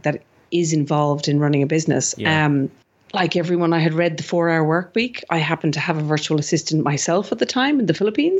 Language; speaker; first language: English; native; English